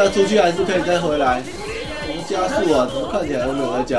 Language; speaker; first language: Chinese; native; Chinese